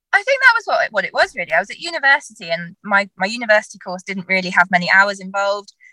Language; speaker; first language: English; native; English